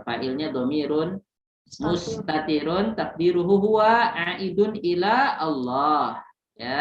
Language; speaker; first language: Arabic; non-native, fluent; Indonesian